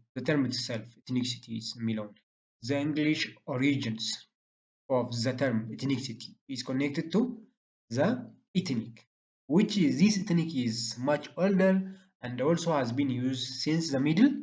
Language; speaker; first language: English; non-native, local second language; Amharic